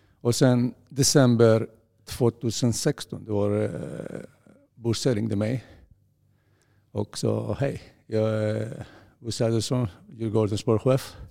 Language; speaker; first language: Swedish; non-native, fluent; Greek